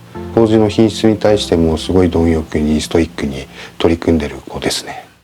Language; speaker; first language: Japanese; native; Japanese